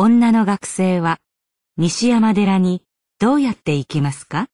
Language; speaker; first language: Japanese; native; Japanese